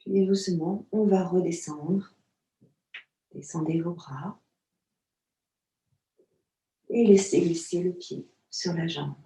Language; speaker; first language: French; native; French